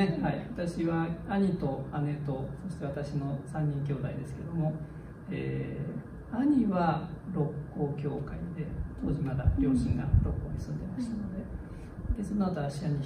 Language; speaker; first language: Japanese; native; Japanese